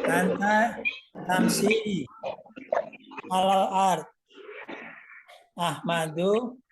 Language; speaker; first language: Arabic; non-native, learner; Indonesian